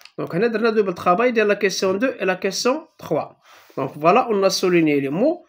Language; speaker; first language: French; non-native, local second language; Arabic